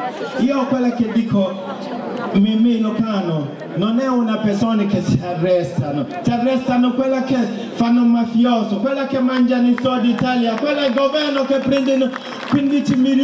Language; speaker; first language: Italian; non-native, learner; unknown